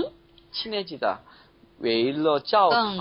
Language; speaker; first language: Chinese; non-native, learner; Korean